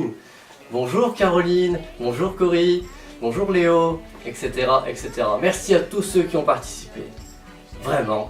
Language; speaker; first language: French; native; French